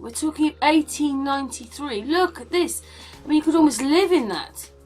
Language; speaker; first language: English; native; English